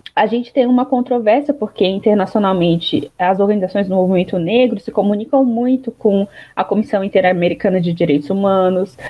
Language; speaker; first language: Portuguese; native; Portuguese